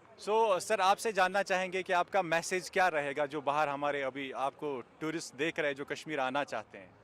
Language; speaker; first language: Hindi; non-native, local second language; Kashmiri